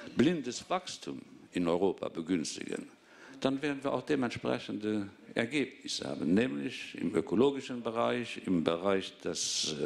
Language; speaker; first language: German; non-native, local second language; Luxembourgish